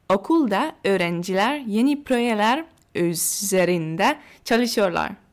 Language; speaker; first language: Turkish; non-native, learner; English